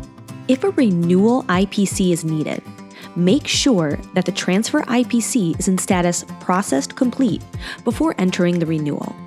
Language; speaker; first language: English; native; English